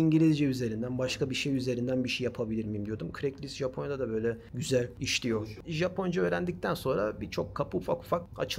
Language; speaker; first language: Turkish; native; Turkish